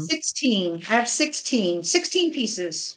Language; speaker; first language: English; native; English